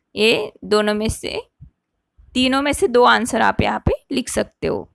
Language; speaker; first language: Hindi; non-native, local second language; Marathi